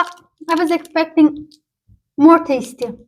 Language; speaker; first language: English; non-native, learner; Turkish